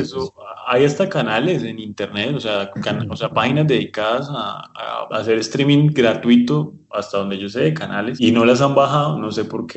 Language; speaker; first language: Spanish; native; Spanish